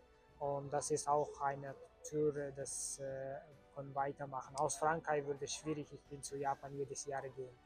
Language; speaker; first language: German; non-native, learner; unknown